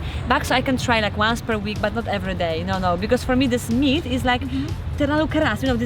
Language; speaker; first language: English; non-native, fluent; Polish